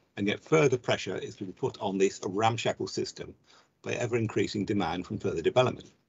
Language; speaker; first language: English; native; English